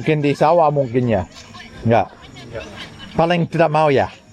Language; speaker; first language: Indonesian; non-native, fluent; English